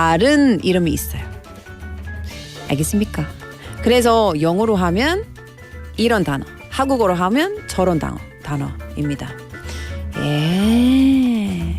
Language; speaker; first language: Korean; non-native, learner; English